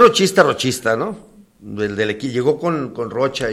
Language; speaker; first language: Spanish; native; Spanish